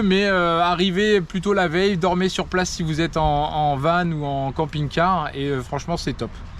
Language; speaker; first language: French; native; French